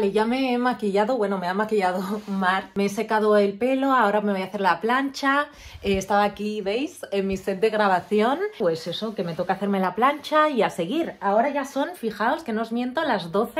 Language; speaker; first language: Spanish; native; Spanish